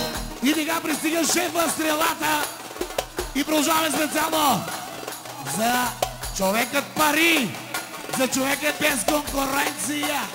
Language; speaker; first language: Bulgarian; non-native, local second language; Turkish